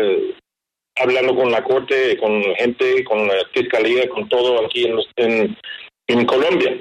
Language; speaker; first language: Spanish; non-native, fluent; English